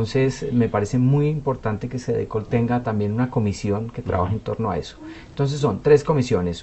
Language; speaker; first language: Spanish; native; Spanish